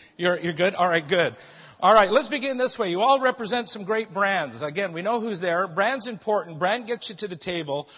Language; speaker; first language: English; native; English